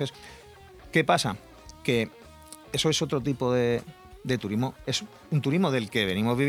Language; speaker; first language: Spanish; native; Spanish